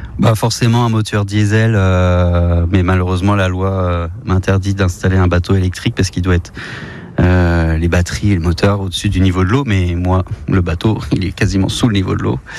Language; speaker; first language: French; native; French